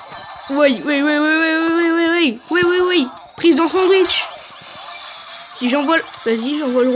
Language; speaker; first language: French; native; French